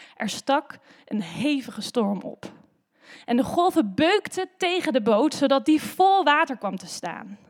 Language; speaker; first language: Dutch; native; Dutch